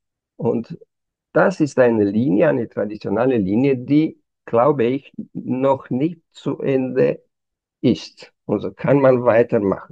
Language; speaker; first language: German; non-native, fluent; Romanian